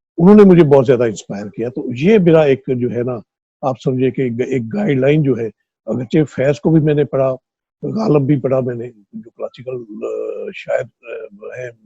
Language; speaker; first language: Urdu; non-native, local second language; Punjabi